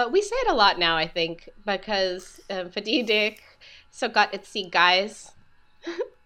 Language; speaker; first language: Danish; non-native, learner; English